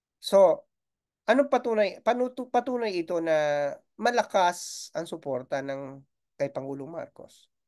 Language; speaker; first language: Filipino; non-native, local second language; Bikol